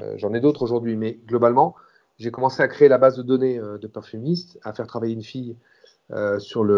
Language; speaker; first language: French; native; French